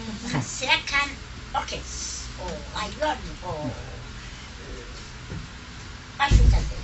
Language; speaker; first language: Hebrew; non-native, fluent; German